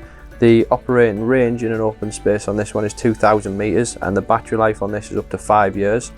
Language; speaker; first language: English; native; English